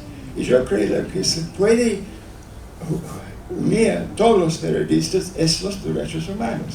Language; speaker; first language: Spanish; non-native, fluent; English